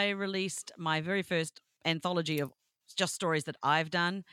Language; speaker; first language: English; native; English